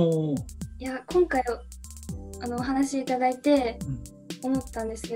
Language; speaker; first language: Japanese; native; Japanese